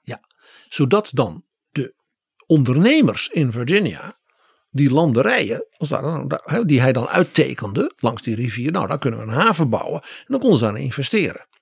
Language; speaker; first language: Dutch; native; Dutch